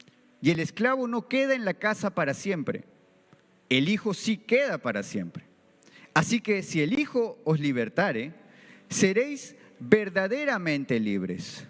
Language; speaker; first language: Spanish; native; Spanish